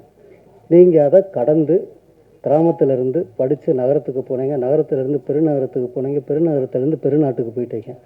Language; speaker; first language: Tamil; native; Tamil